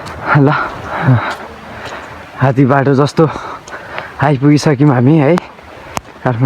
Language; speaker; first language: Nepali; native; Nepali